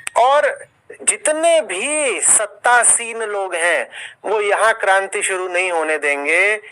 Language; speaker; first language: Hindi; native; Hindi